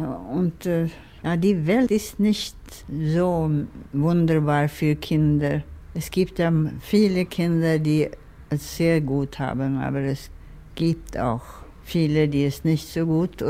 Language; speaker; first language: German; non-native, fluent; Swedish